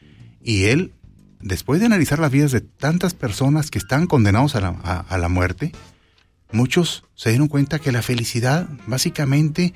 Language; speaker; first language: Spanish; native; Spanish